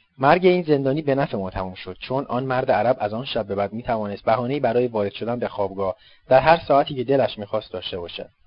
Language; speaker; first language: Persian; native; Persian